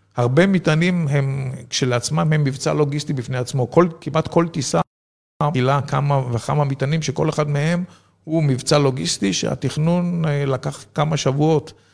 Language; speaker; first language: Hebrew; native; Hebrew